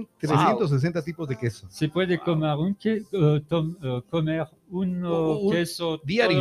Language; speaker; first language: Spanish; non-native, learner; French